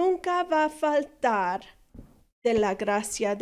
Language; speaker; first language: Spanish; non-native, fluent; English